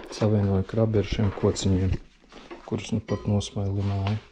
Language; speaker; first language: Latvian; native; Latvian